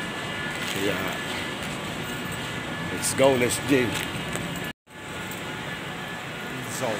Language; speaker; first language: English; non-native, local second language; Filipino